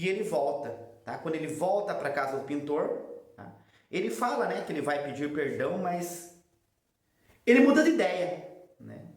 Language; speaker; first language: Portuguese; native; Portuguese